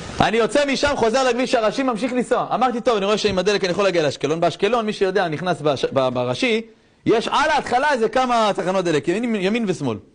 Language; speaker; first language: Hebrew; native; Hebrew